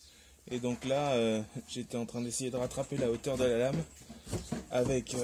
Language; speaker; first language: French; native; French